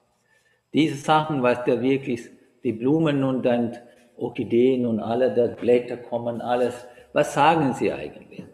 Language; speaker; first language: German; non-native, learner; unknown